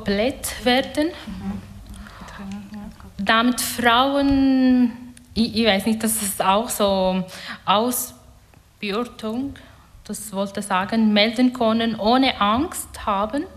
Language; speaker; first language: German; non-native, learner; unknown